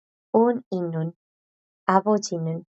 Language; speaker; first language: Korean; non-native, fluent; Spanish